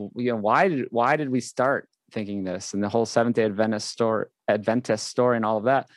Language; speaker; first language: English; native; English